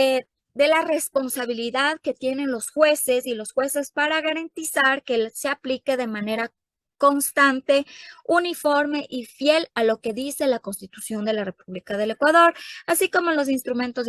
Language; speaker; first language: Spanish; native; Spanish